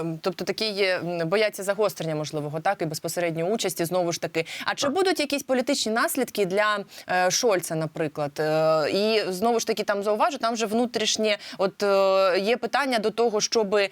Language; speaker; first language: Ukrainian; native; Ukrainian